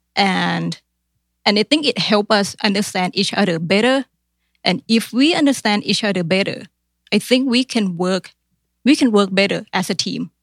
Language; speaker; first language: English; non-native, fluent; Thai